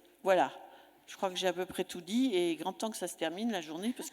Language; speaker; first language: French; native; French